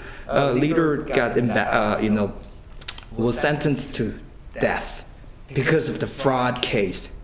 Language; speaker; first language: English; non-native, fluent; Korean